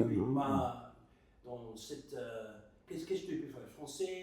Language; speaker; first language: French; non-native, learner; English